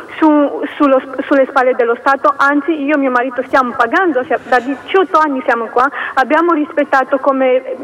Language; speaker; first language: Italian; non-native, fluent; Romanian